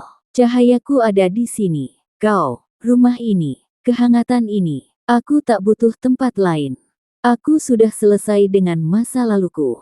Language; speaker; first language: Indonesian; native; Indonesian